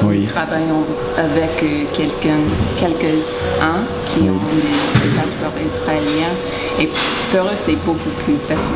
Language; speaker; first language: French; non-native, fluent; Arabic